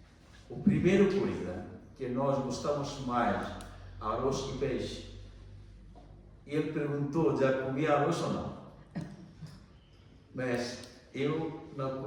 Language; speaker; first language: Portuguese; non-native, learner; Bangla